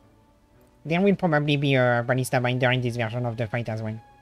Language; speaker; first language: English; non-native, fluent; French